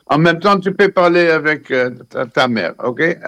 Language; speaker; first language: French; non-native, learner; Dutch